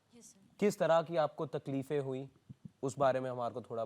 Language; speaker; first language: Hindi; native; Hindi